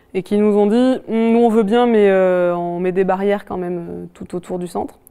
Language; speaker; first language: French; native; French